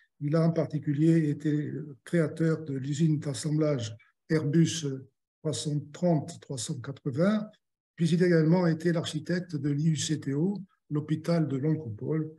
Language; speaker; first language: French; native; French